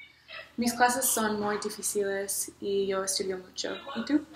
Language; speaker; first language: Spanish; non-native, learner; English